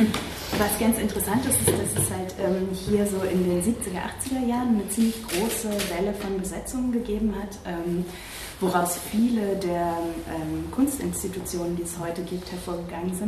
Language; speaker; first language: German; native; German